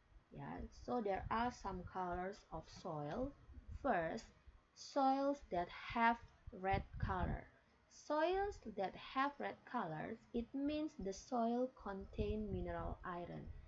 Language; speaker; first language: English; non-native, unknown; Indonesian